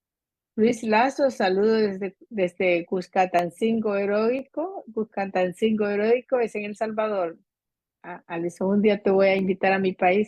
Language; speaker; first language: Spanish; native; Spanish